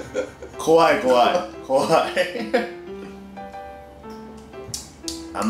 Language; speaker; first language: Japanese; native; Japanese